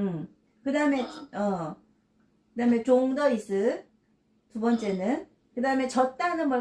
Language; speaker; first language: Korean; native; Korean